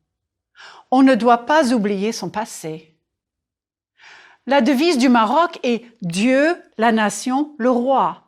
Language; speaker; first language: French; non-native, fluent; English